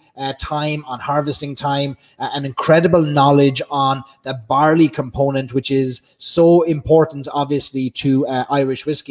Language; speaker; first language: English; native; English